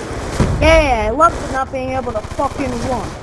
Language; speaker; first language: English; native; English